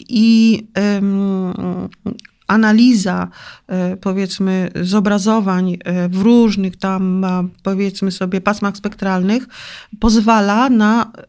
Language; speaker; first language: Polish; native; Polish